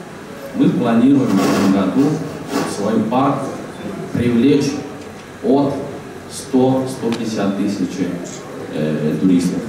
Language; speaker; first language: Russian; non-native, fluent; Chinese